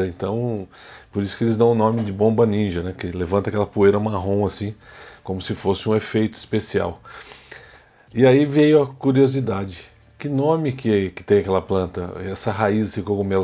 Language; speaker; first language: Portuguese; native; Portuguese